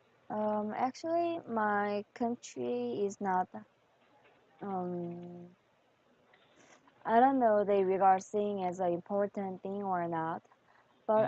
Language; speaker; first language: English; non-native, learner; Korean